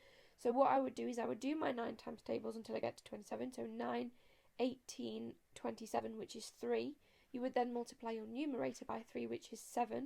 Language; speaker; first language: English; native; English